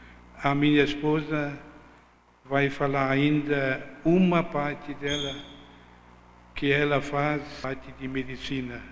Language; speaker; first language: Portuguese; non-native, fluent; German